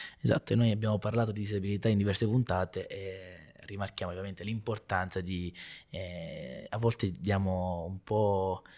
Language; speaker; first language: Italian; native; Italian